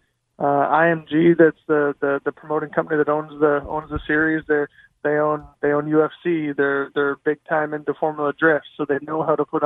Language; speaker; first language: English; native; English